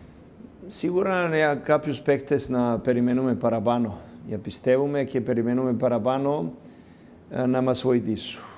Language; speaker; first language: Greek; non-native, learner; Serbian